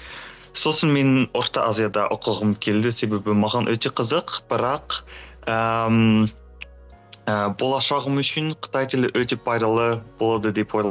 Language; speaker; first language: Kazakh; non-native, learner; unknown